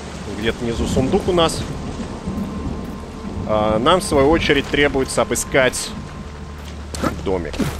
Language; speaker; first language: Russian; native; Russian